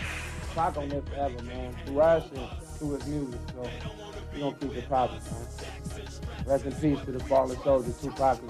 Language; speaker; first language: English; native; English